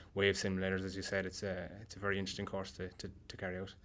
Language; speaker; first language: English; native; English